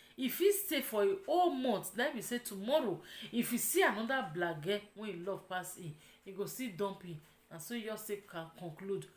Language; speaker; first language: Nigerian Pidgin; non-native, local second language; Yoruba